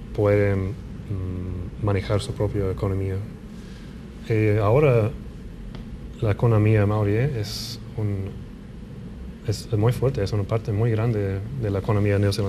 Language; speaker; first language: Spanish; non-native, fluent; English